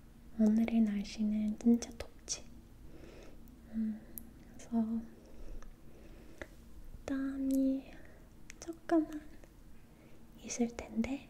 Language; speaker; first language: Korean; non-native, learner; English